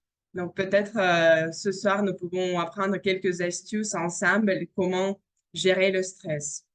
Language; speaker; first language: French; non-native, fluent; Russian